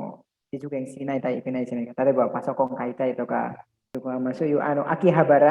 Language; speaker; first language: Japanese; non-native, learner; Indonesian